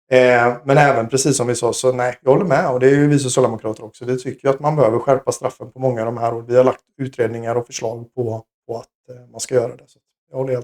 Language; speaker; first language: Swedish; native; Swedish